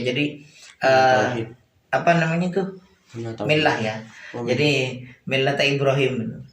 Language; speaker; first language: Indonesian; native; Indonesian